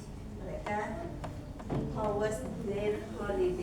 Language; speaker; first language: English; non-native, learner; Indonesian